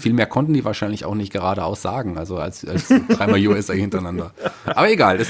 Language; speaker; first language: German; native; German